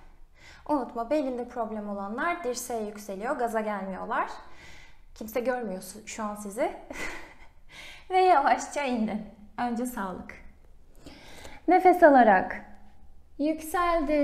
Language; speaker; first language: Turkish; native; Turkish